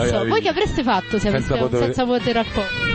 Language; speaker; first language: Italian; native; Italian